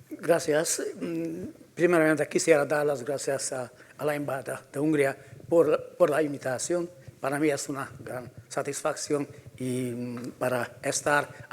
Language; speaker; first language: Spanish; non-native, fluent; Hungarian